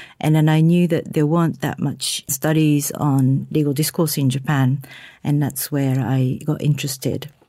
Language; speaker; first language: English; non-native, fluent; Japanese